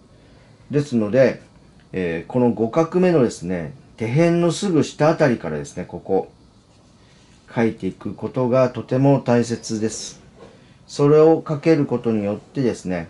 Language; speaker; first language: Japanese; native; Japanese